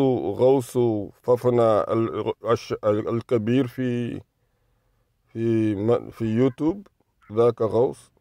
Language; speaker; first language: Arabic; non-native, fluent; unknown